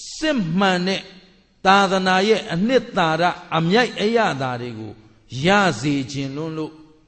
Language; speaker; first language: Burmese; native; Burmese